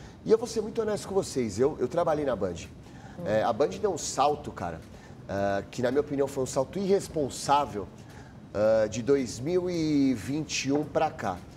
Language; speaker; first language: Portuguese; native; Portuguese